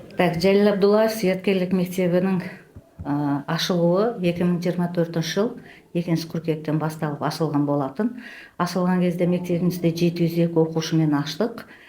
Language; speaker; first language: Kazakh; native; Kazakh